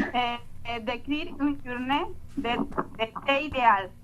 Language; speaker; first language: French; non-native, learner; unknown